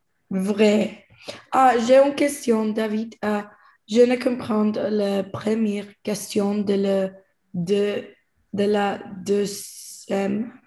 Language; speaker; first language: French; non-native, learner; English